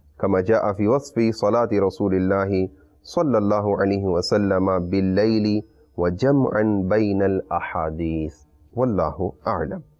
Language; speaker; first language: Arabic; non-native, fluent; Urdu